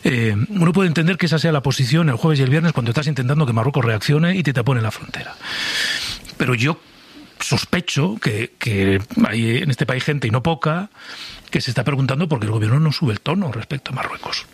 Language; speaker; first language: Spanish; native; Spanish